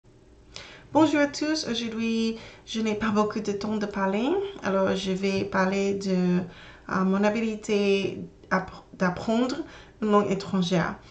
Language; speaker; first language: French; non-native, learner; English